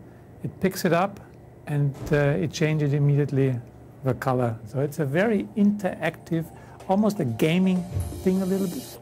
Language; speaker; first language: English; non-native, fluent; German